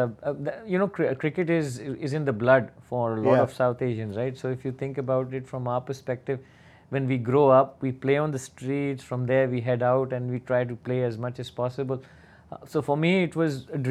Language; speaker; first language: English; non-native, local second language; Urdu